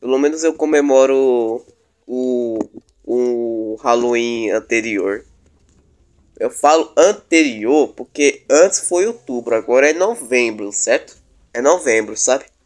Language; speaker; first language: Portuguese; native; Portuguese